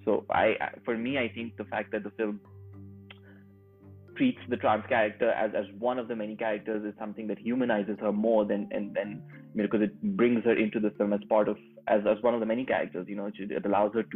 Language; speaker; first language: English; non-native, local second language; Urdu